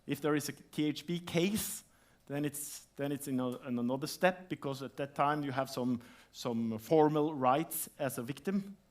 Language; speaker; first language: English; non-native, fluent; Norwegian